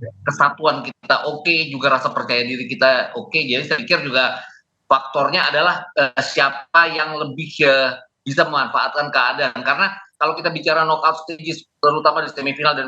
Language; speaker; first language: Indonesian; native; Indonesian